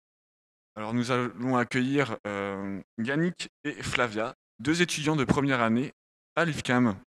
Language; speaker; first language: French; native; French